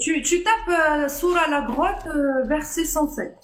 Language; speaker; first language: French; native; French